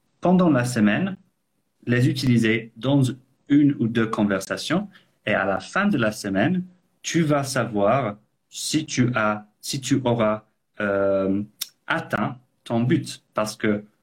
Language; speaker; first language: French; non-native, fluent; English